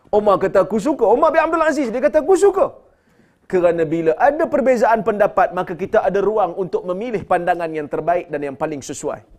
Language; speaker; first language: Malay; native; Malay